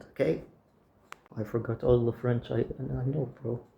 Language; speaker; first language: English; non-native, fluent; Arabic